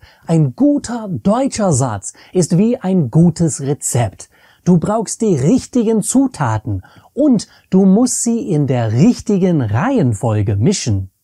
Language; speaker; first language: German; non-native, fluent; English